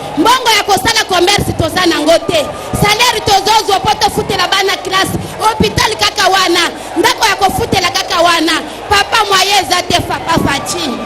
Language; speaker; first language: Lingala; non-native, local second language; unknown